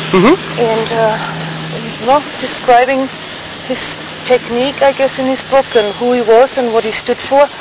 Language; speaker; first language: English; non-native, fluent; German